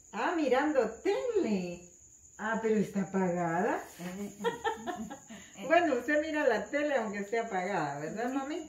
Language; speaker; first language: Spanish; native; Spanish